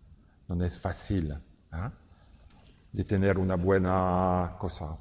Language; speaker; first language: Spanish; non-native, learner; French